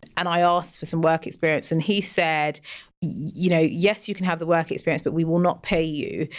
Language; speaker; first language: English; native; English